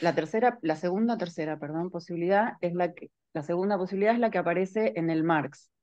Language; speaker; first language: Spanish; native; Spanish